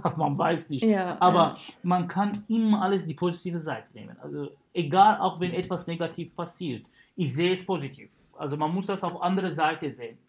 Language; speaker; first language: German; non-native, fluent; Arabic